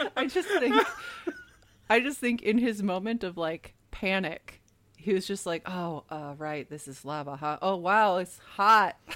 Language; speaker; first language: English; native; English